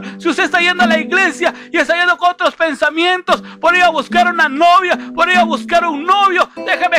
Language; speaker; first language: Spanish; native; Spanish